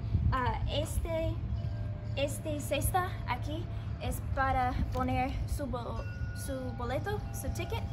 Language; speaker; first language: Spanish; non-native, learner; English